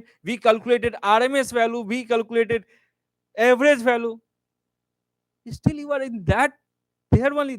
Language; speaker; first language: English; non-native, local second language; Hindi